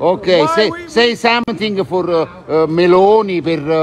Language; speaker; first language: English; non-native, learner; Italian